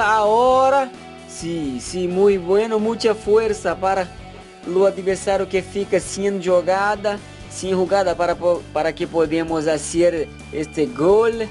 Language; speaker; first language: Portuguese; non-native, learner; Spanish